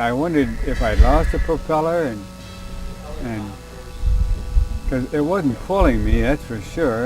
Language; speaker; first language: English; native; English